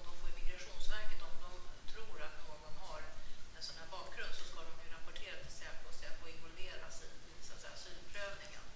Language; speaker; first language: Swedish; native; Swedish